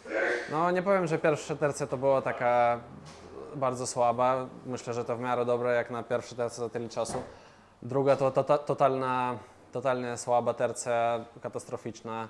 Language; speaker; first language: Polish; non-native, fluent; Russian